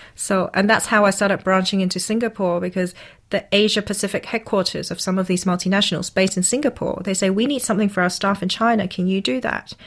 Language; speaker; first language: English; non-native, local second language; Cantonese